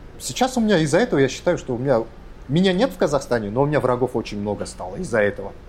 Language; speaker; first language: Russian; non-native, local second language; Kazakh